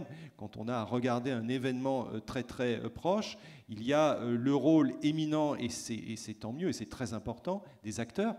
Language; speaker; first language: French; native; French